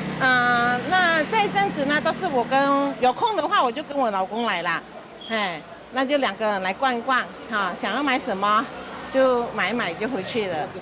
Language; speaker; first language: Chinese; early bilingual, heritage; Hakka Chinese